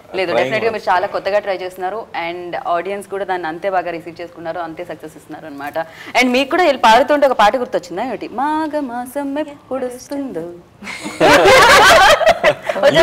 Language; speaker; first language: Telugu; native; Telugu